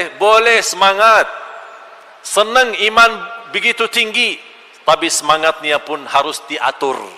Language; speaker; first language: Malay; non-native, fluent; Arabic